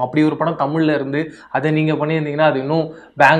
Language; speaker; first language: Tamil; native; Tamil